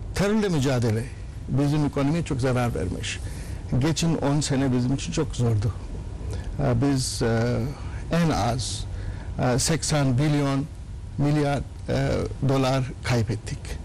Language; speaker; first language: Turkish; non-native, learner; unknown